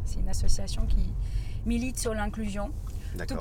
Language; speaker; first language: French; non-native, fluent; Portuguese